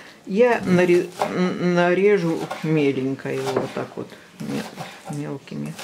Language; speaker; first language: Russian; native; Russian